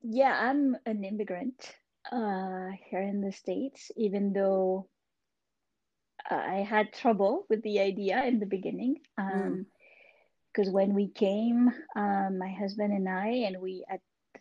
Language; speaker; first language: English; non-native, fluent; French